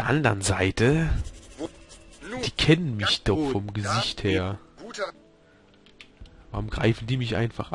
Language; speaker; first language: German; native; German